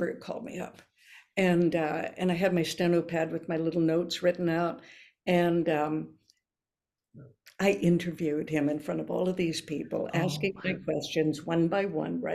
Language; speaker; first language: English; early bilingual, other home language; Norwegian